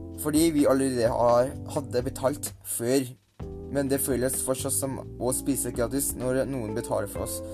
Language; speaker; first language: Norwegian; non-native, learner; Thai